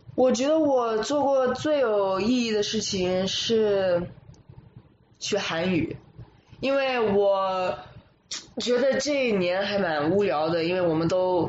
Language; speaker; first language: Chinese; early bilingual, other home language; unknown